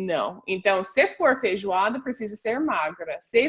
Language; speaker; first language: Portuguese; non-native, fluent; English